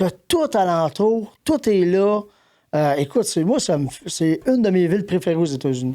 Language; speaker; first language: French; native; French